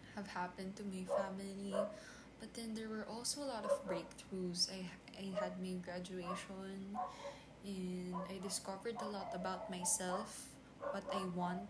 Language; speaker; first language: English; non-native, local second language; Filipino